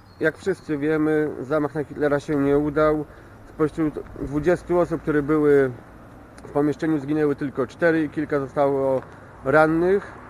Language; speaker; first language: Polish; native; Polish